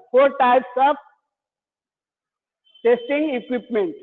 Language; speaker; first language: English; non-native, learner; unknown